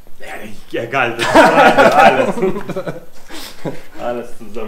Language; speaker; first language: German; non-native, learner; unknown